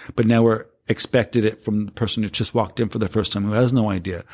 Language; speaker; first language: English; native; English